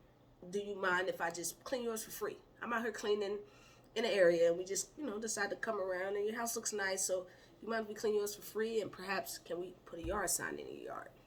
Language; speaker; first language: English; native; English